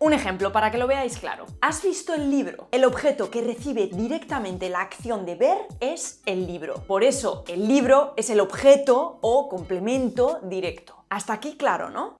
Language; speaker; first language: Spanish; native; Spanish